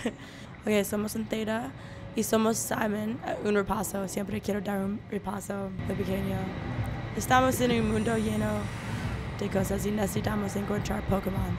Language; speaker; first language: Spanish; non-native, learner; English